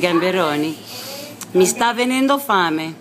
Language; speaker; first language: Italian; non-native, learner; English